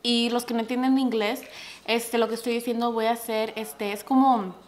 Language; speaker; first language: Spanish; early bilingual, heritage; Spanish